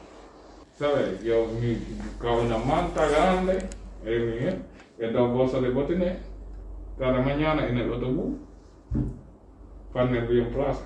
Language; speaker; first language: Spanish; non-native, fluent; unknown